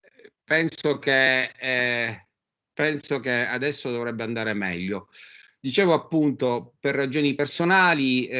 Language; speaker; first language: Italian; native; Italian